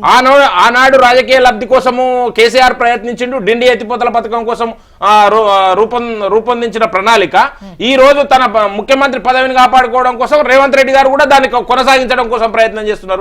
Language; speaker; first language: Telugu; native; Telugu